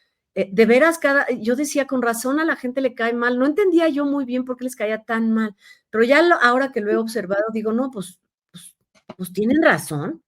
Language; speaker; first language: Spanish; native; Spanish